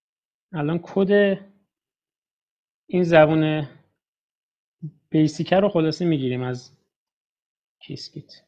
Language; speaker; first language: Persian; native; Persian